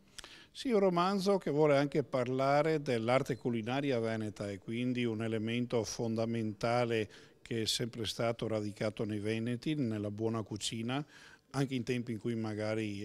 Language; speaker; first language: Italian; native; Italian